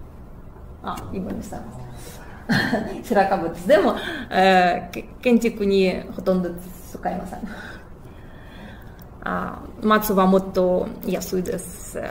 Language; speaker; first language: Japanese; non-native, fluent; Russian